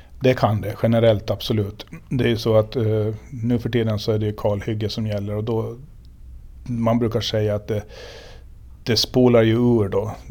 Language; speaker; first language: Swedish; native; Swedish